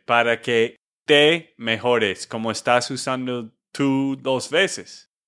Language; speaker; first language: Spanish; non-native, fluent; English